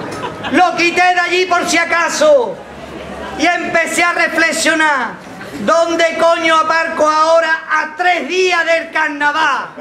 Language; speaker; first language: Spanish; native; Spanish